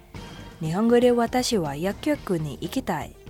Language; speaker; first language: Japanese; non-native, fluent; Indonesian